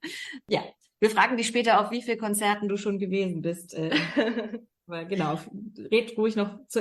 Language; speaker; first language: German; native; German